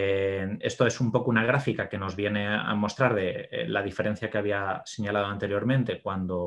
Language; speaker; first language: Spanish; native; Spanish